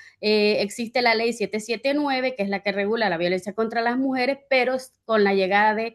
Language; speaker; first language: Spanish; native; Spanish